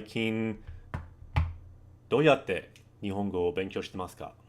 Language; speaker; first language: Japanese; non-native, learner; English